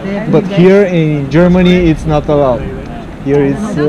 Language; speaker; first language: English; non-native, learner; Bulgarian